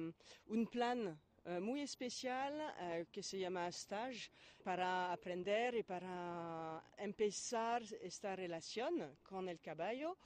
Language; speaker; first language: Spanish; non-native, fluent; French